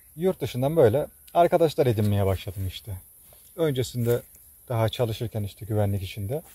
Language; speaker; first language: Turkish; native; Turkish